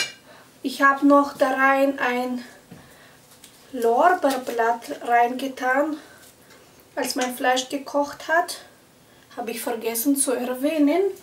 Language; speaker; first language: German; non-native, fluent; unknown